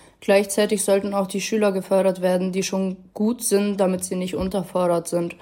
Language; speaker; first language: German; early bilingual, other home language; Arabic